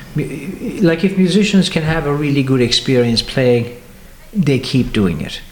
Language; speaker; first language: English; native; English